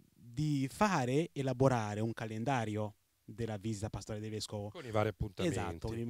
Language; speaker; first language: Italian; non-native, fluent; Rundi